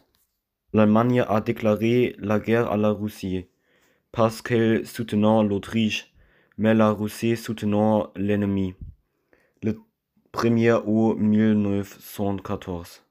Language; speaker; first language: French; non-native, learner; German